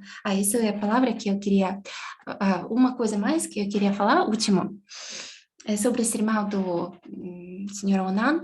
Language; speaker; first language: Portuguese; non-native, fluent; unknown